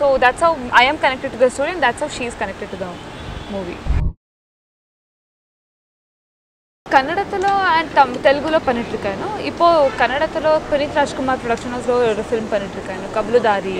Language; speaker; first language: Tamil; non-native, learner; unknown